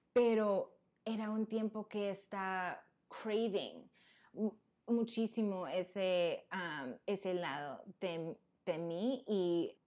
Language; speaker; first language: Spanish; early bilingual, heritage; Spanish